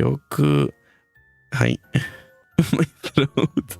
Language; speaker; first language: Japanese; non-native, learner; Spanish